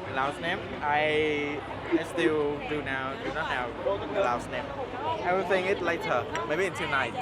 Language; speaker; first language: English; non-native, learner; Vietnamese